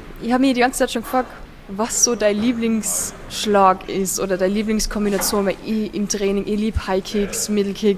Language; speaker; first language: German; native; German